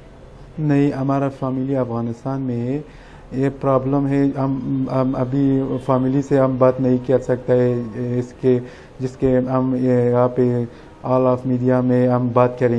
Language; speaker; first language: Hindi; non-native, learner; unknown